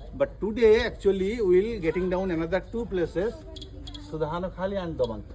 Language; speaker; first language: English; non-native, local second language; Bangla